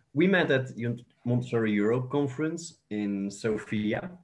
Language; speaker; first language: English; non-native, fluent; Dutch